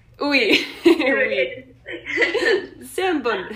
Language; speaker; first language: French; non-native, learner; English